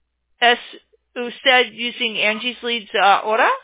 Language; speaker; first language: Spanish; non-native, learner; English